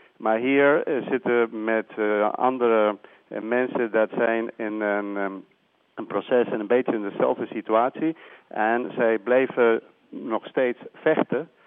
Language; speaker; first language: Dutch; non-native, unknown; Spanish